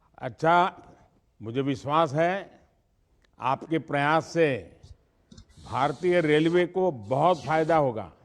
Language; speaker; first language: Hindi; non-native, local second language; Gujarati